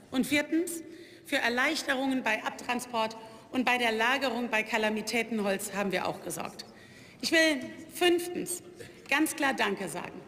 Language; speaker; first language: German; native; German